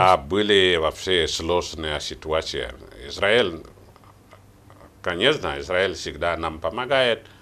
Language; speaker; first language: Russian; non-native, learner; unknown